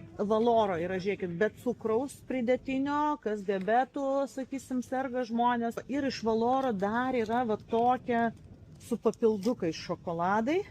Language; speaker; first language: Lithuanian; native; Lithuanian